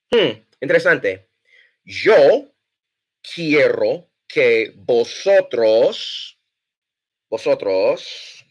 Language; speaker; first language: Spanish; non-native, fluent; English